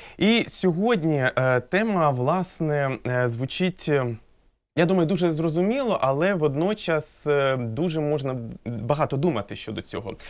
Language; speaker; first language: Ukrainian; native; Ukrainian